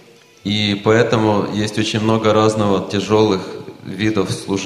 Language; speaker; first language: Russian; native; Russian